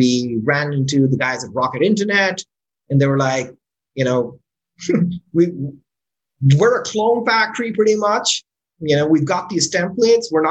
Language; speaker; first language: English; non-native, local second language; Urdu